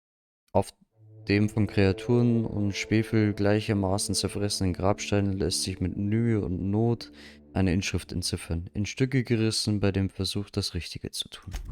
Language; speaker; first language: German; native; German